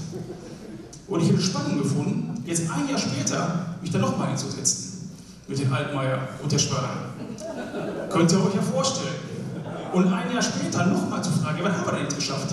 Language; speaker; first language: German; native; German